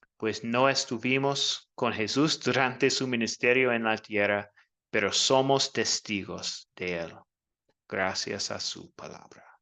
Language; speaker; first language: Spanish; non-native, learner; English